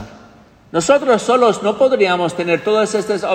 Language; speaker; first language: Spanish; non-native, fluent; English